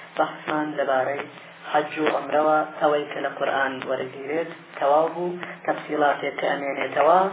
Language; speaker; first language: Central Kurdish; native; Central Kurdish